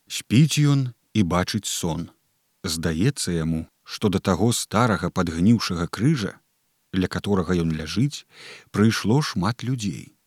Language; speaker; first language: Belarusian; native; Belarusian